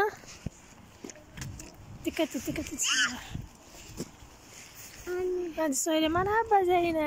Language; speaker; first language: Turkish; non-native, learner; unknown